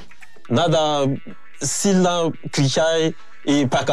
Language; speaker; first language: Russian; non-native, learner; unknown